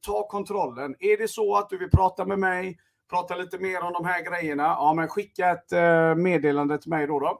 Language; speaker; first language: Swedish; early bilingual, other home language; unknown